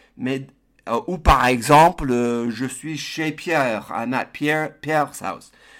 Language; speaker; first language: French; non-native, fluent; English